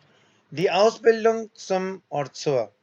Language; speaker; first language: German; non-native, learner; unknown